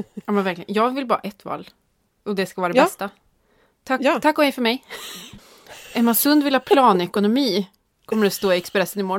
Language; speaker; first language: Swedish; native; Swedish